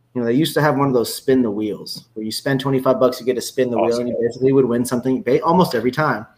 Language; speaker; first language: English; native; English